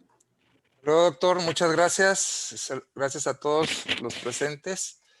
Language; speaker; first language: Spanish; native; Spanish